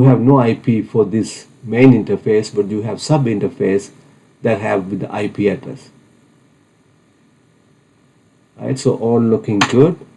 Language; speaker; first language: English; non-native, fluent; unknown